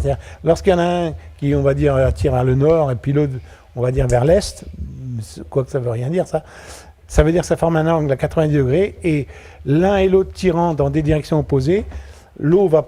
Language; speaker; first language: French; native; French